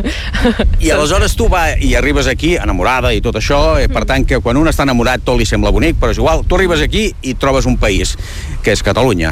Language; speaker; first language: Catalan; native; Catalan